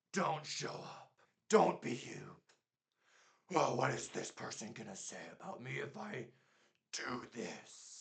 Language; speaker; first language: English; native; English